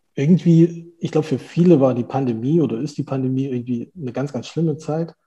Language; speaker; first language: German; native; German